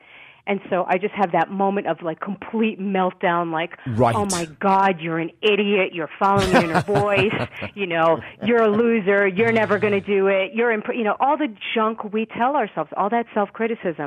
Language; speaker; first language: English; native; English